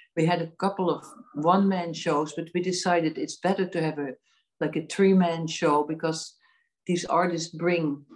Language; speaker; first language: English; non-native, fluent; Dutch